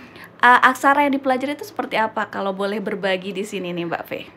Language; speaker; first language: Indonesian; native; Indonesian